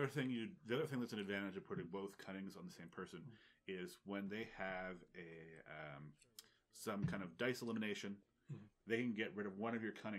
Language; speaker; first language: English; native; English